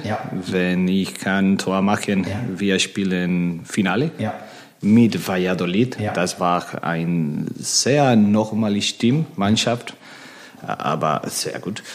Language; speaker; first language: German; non-native, learner; Spanish